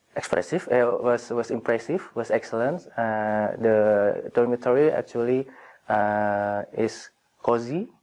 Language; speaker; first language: English; non-native, fluent; Indonesian